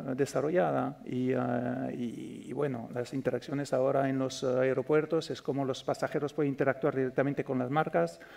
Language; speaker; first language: Spanish; non-native, fluent; French